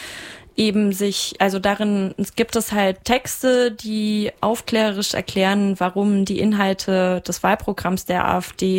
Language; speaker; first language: German; native; German